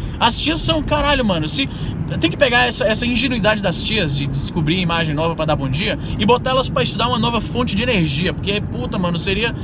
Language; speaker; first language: Portuguese; native; Portuguese